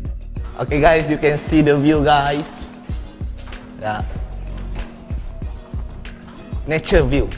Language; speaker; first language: English; non-native, learner; Indonesian